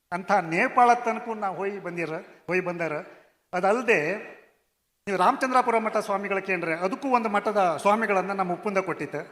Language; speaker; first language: Kannada; non-native, local second language; Konkani